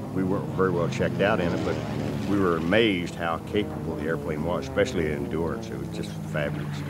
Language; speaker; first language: English; native; English